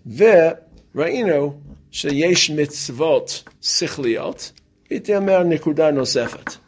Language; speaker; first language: Hebrew; non-native, fluent; English